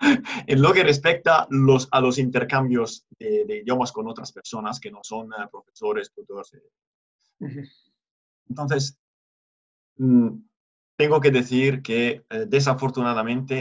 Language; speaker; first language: Spanish; non-native, fluent; Italian